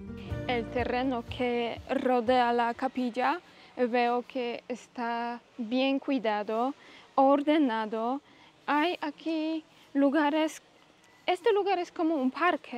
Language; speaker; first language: Spanish; non-native, fluent; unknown